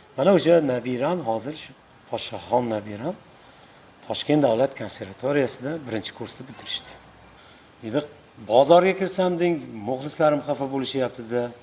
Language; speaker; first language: Uzbek; native; Uzbek